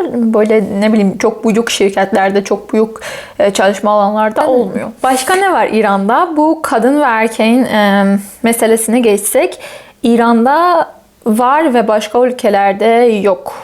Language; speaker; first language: Turkish; non-native, fluent; Persian